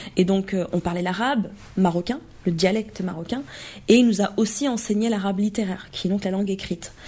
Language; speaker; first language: French; native; French